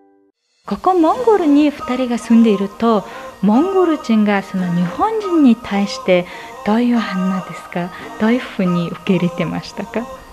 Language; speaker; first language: Japanese; non-native, fluent; Mongolian